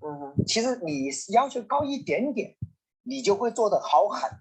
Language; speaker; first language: Chinese; native; Chinese